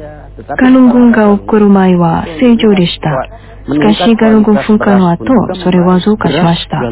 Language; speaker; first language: Japanese; non-native, fluent; Indonesian